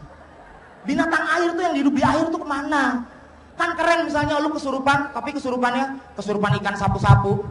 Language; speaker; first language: Indonesian; native; Indonesian